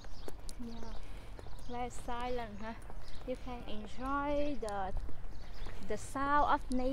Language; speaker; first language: English; non-native, fluent; Vietnamese